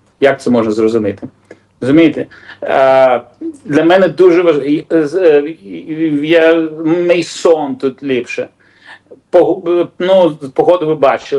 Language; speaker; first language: Ukrainian; non-native, local second language; Russian